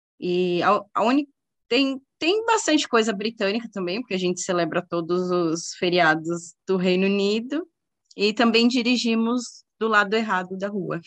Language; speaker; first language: Portuguese; native; Portuguese